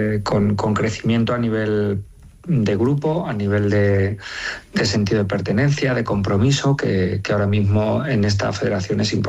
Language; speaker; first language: Spanish; native; Spanish